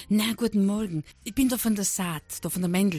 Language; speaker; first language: German; native; German